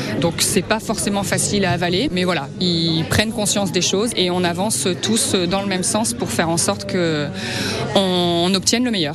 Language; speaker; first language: French; native; French